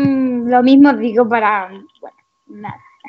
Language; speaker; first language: Spanish; native; Spanish